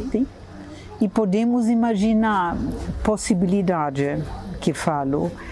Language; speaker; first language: Portuguese; non-native, fluent; German